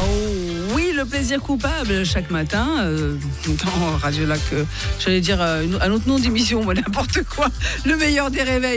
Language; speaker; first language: French; native; French